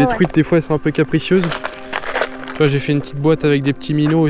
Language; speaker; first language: French; native; French